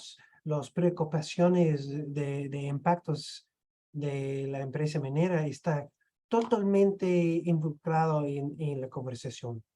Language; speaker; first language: Spanish; non-native, fluent; English